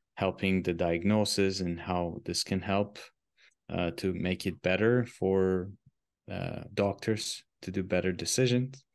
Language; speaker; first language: English; non-native, fluent; Armenian